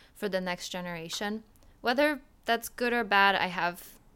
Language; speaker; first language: English; early bilingual, other home language; Polish